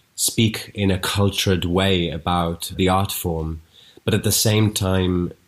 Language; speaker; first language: English; native; English